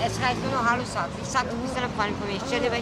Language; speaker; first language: German; native; German